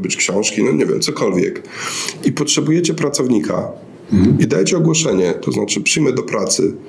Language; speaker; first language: Polish; native; Polish